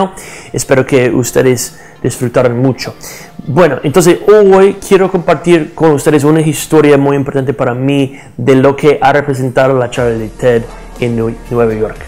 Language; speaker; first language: Spanish; non-native, learner; English